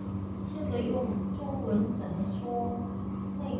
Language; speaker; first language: Chinese; non-native, learner; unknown